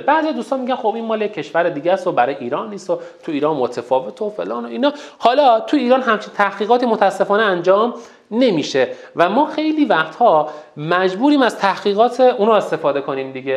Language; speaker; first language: Persian; non-native, local second language; Azerbaijani